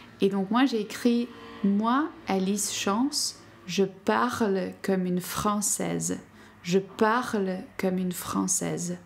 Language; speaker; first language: French; non-native, fluent; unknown